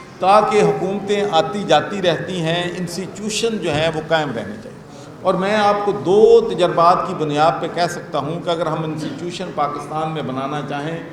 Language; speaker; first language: Urdu; non-native, local second language; Punjabi